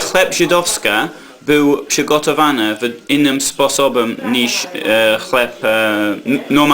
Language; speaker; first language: Polish; non-native, learner; English